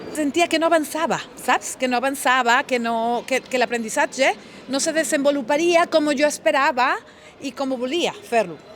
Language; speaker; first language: Catalan; non-native, learner; Spanish